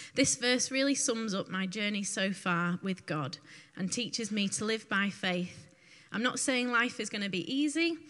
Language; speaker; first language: English; native; English